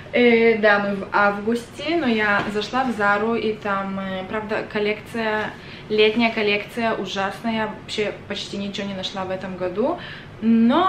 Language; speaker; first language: Russian; early bilingual, other home language; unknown